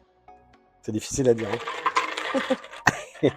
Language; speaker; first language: French; native; French